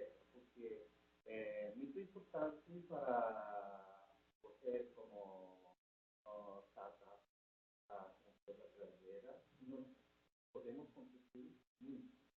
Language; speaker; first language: Portuguese; non-native, learner; Japanese